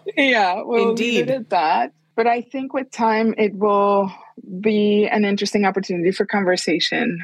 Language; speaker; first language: English; non-native, fluent; Spanish